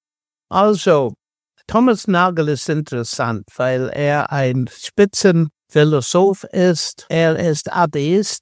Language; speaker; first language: German; non-native, fluent; English